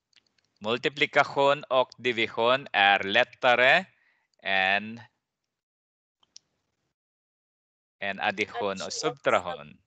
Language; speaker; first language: Swedish; non-native, fluent; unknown